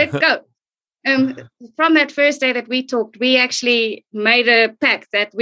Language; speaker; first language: English; non-native, local second language; Afrikaans